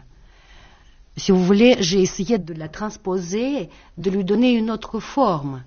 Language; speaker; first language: French; non-native, fluent; Russian